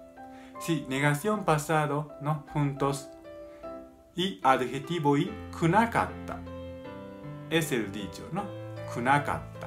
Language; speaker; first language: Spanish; non-native, fluent; Japanese